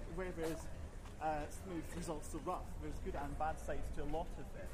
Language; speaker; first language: English; native; English